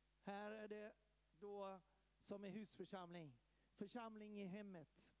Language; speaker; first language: Swedish; early bilingual, heritage; Swedish